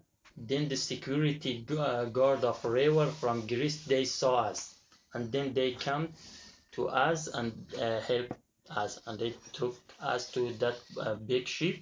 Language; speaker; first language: English; non-native, learner; Persian